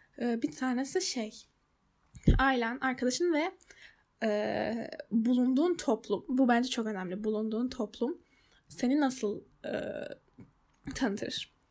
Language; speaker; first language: Turkish; early bilingual, heritage; Turkish